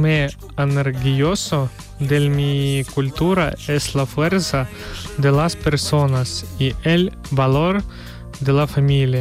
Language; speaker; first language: Spanish; non-native, learner; Ukrainian